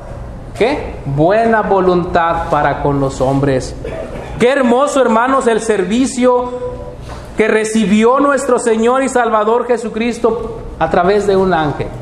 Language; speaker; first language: Spanish; native; Spanish